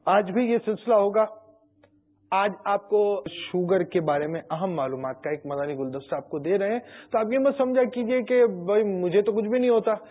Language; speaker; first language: Urdu; native; Urdu